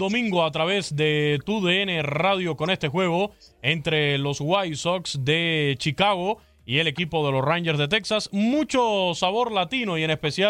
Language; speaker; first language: Spanish; native; Spanish